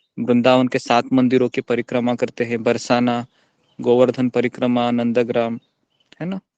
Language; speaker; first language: Hindi; non-native, local second language; Marathi